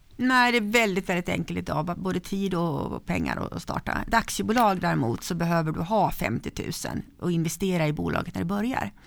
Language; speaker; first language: Swedish; native; Swedish